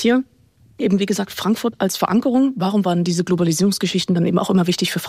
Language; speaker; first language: German; native; German